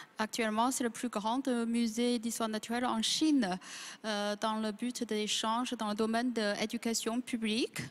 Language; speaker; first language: French; non-native, fluent; Chinese